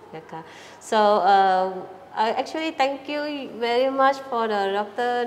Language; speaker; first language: English; non-native, fluent; Thai